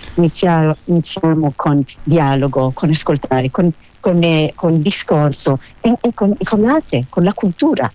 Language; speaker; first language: Italian; non-native, learner; Hebrew